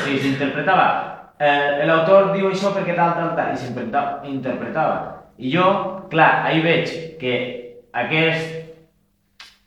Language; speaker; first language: Catalan; native; Catalan